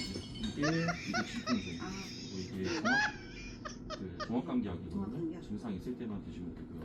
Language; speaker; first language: Korean; native; Korean